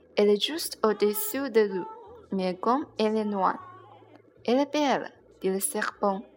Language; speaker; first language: French; non-native, learner; Chinese